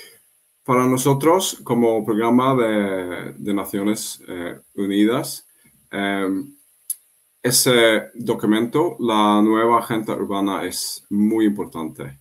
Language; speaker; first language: Spanish; non-native, fluent; Swedish